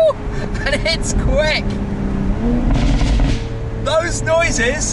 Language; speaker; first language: English; native; English